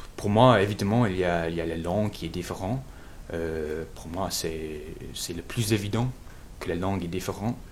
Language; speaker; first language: French; non-native, learner; English